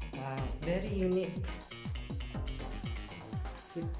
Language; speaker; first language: English; non-native, local second language; Filipino